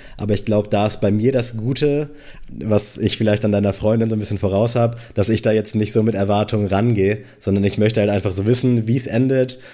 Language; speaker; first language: German; native; German